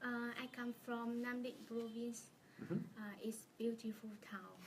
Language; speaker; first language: English; non-native, learner; Vietnamese